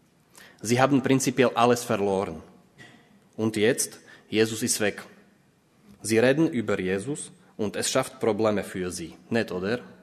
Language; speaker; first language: German; non-native, fluent; Slovak